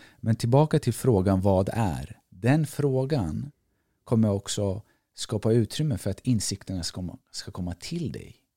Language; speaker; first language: Swedish; early bilingual, other home language; Greek